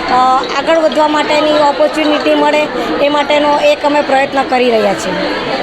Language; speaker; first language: Gujarati; native; Gujarati